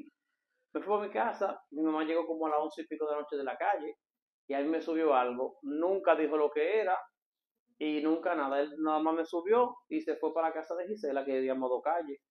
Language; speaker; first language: Spanish; native; Spanish